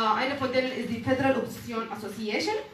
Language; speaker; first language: German; non-native, learner; Arabic